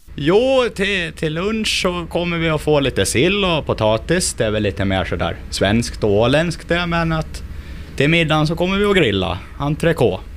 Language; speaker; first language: Swedish; native; Swedish